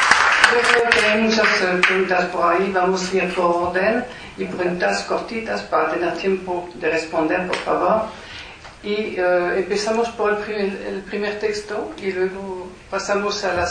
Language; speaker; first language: Spanish; native; Spanish